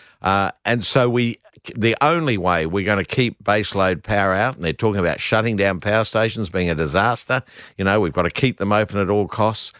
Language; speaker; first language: English; native; English